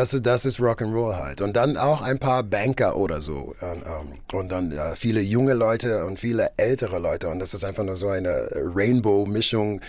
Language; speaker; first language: German; non-native, fluent; English